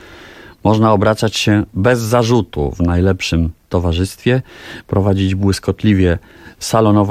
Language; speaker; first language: Polish; native; Polish